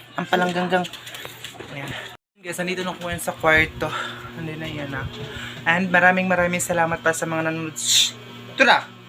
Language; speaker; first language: Filipino; non-native, local second language; Cebuano